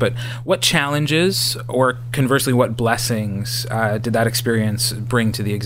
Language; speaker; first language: English; native; English